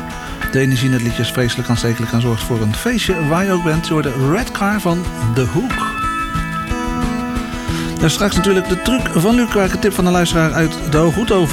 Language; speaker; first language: Dutch; native; Dutch